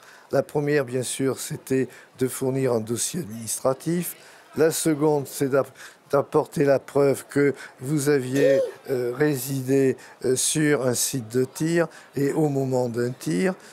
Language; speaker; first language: French; native; French